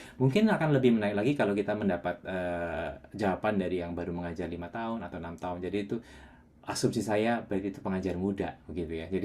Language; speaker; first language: Indonesian; non-native, local second language; Javanese